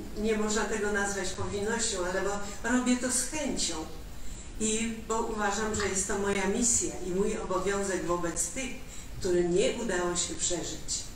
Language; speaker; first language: Polish; early bilingual, other home language; Russian